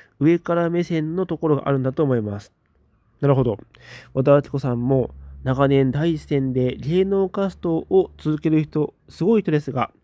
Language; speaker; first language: Japanese; native; Japanese